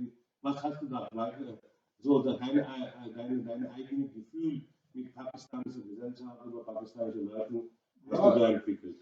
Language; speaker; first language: German; non-native, learner; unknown